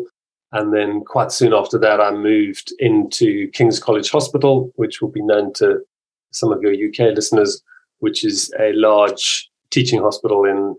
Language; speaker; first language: English; native; English